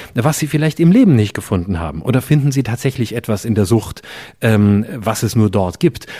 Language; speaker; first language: German; native; German